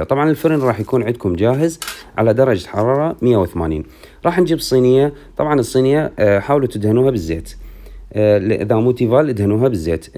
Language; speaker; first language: Arabic; native; Arabic